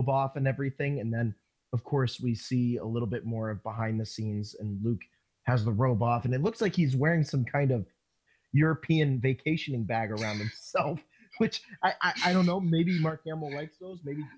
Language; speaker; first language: English; native; English